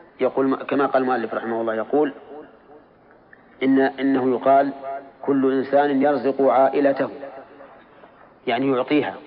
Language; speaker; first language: Arabic; native; Arabic